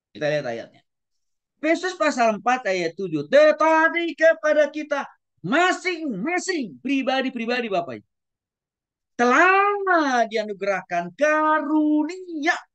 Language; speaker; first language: Indonesian; non-native, local second language; Batak Toba